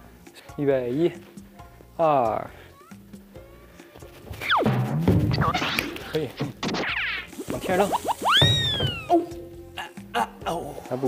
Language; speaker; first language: Chinese; native; Chinese